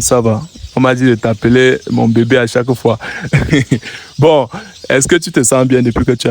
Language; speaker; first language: French; native; French